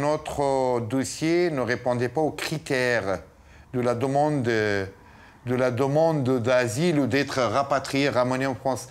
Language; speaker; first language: French; non-native, fluent; Persian